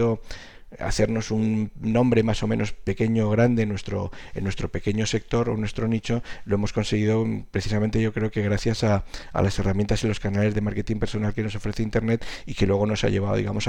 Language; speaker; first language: Spanish; native; Spanish